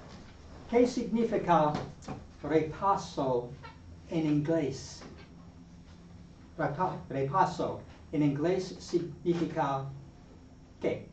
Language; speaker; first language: Spanish; non-native, fluent; English